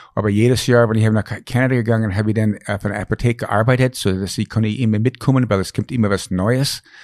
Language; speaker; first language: German; non-native, fluent; English